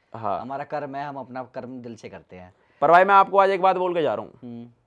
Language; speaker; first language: Hindi; native; Hindi